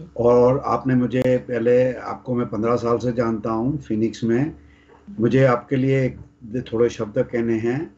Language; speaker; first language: Hindi; non-native, local second language; Sindhi